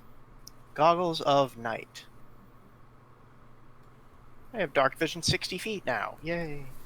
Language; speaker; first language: English; native; English